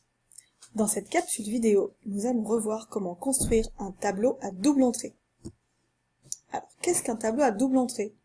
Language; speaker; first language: French; native; French